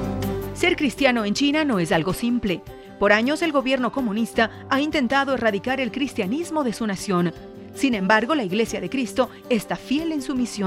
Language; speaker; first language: Spanish; native; Spanish